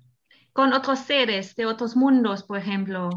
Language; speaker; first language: Spanish; non-native, fluent; German